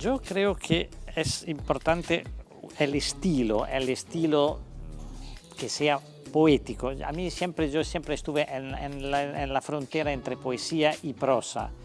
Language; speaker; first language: Spanish; non-native, fluent; Italian